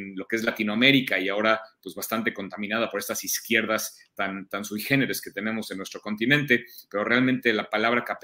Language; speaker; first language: Spanish; early bilingual, heritage; German